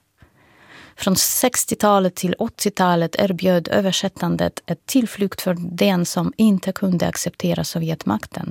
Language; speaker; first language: Swedish; non-native, fluent; Russian